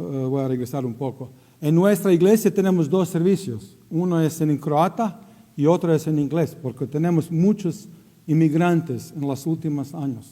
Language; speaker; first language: Spanish; non-native, learner; Croatian